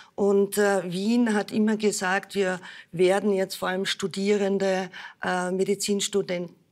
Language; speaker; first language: German; native; German